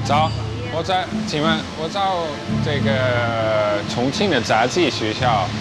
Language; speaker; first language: Chinese; non-native, fluent; Dutch